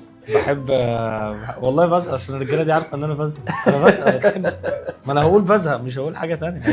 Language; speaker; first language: Arabic; native; Arabic